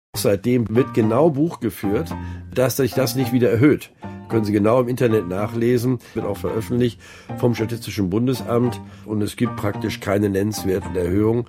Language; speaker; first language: German; native; German